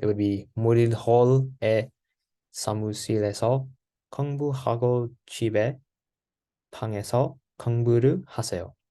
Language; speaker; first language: Korean; non-native, learner; English